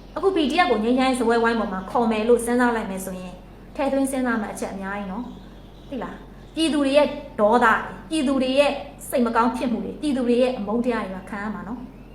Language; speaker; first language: Burmese; native; Burmese